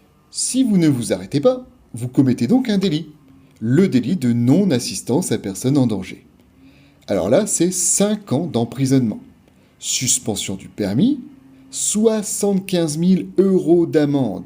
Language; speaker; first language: French; native; French